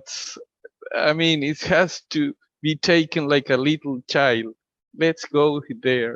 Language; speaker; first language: English; non-native, fluent; Spanish